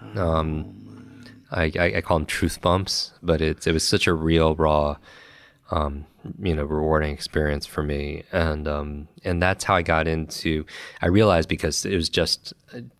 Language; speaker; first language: English; native; English